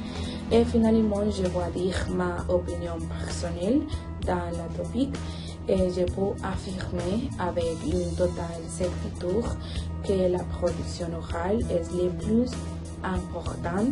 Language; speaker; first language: French; non-native, learner; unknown